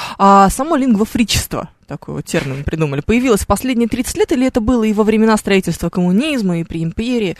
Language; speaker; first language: Russian; native; Russian